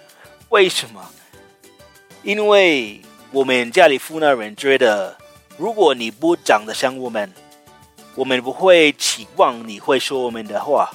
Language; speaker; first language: Chinese; non-native, fluent; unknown